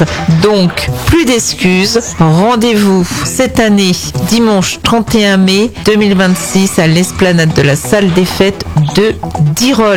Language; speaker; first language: French; native; French